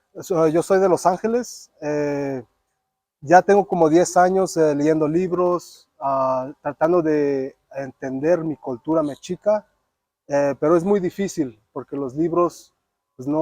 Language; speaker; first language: Spanish; early bilingual, other home language; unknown